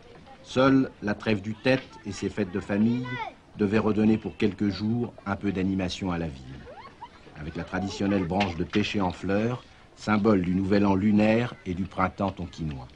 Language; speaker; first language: French; native; French